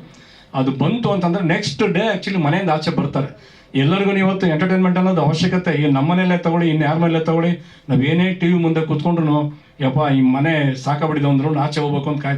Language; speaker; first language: Kannada; native; Kannada